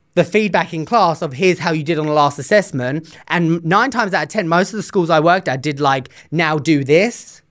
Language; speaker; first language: English; native; English